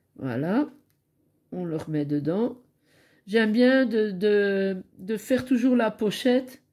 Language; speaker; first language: French; native; French